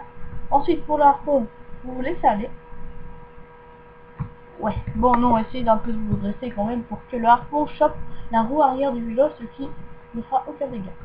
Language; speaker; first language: French; native; French